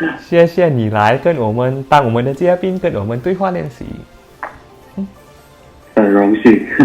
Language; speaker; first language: Chinese; non-native, fluent; Thai